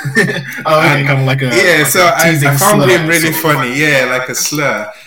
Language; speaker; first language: English; non-native, local second language; Yoruba